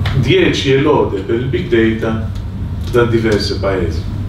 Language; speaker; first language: Italian; non-native, fluent; Maltese